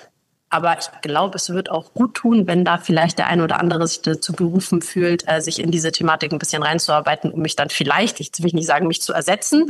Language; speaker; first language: German; native; German